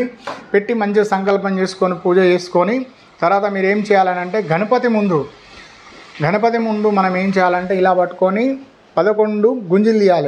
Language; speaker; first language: Telugu; native; Telugu